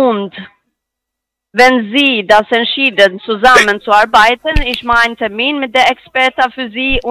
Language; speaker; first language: German; non-native, learner; Spanish